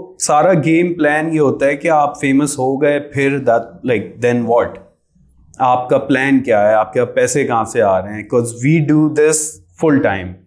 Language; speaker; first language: Urdu; native; Urdu